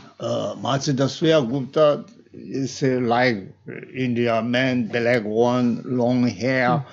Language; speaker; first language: English; non-native, learner; Tibetan